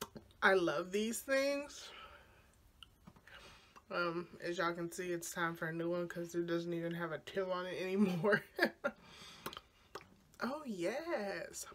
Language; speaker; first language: English; native; English